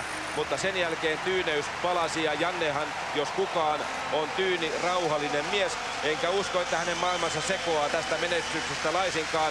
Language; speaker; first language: Finnish; native; Finnish